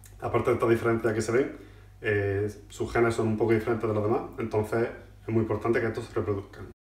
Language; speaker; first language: Spanish; native; Spanish